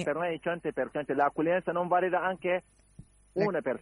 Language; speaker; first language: Italian; non-native, learner; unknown